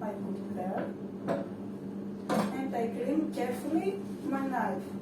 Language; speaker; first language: English; non-native, learner; Greek